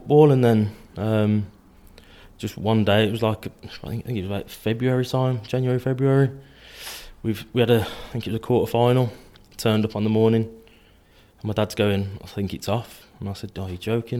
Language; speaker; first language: English; native; English